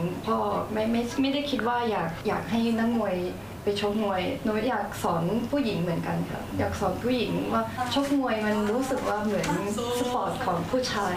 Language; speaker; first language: Thai; early bilingual, heritage; Thai